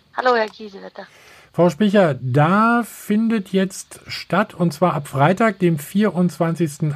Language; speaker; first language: German; native; German